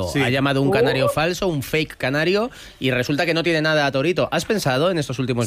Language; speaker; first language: Spanish; native; Spanish